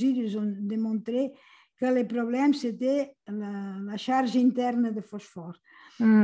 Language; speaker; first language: French; non-native, fluent; Spanish